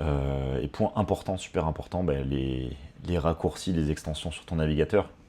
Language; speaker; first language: French; native; French